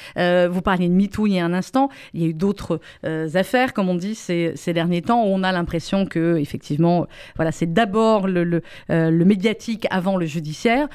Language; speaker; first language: French; native; French